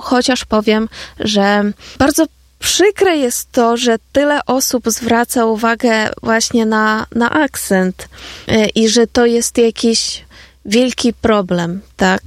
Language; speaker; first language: Polish; non-native, fluent; Ukrainian